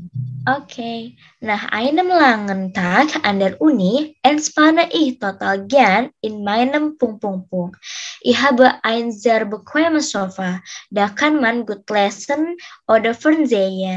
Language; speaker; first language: German; non-native, learner; Indonesian